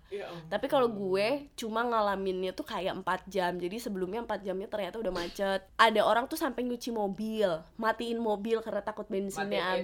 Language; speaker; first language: Indonesian; native; Indonesian